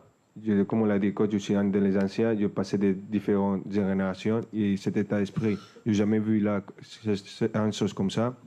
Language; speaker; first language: French; non-native, fluent; Spanish